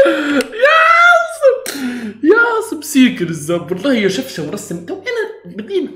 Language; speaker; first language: Arabic; native; Arabic